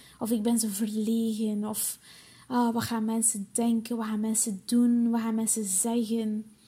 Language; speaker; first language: Dutch; early bilingual, other home language; Portuguese